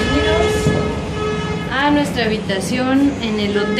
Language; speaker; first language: Spanish; native; Spanish